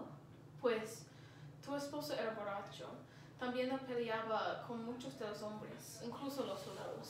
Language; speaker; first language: Spanish; non-native, learner; English